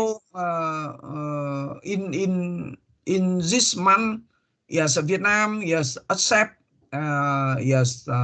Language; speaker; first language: English; non-native, learner; Vietnamese